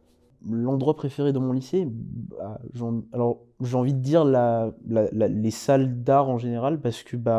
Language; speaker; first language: French; native; French